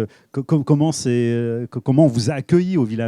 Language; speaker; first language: French; native; French